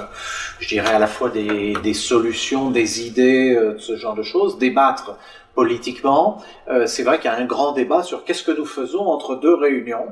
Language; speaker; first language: French; native; French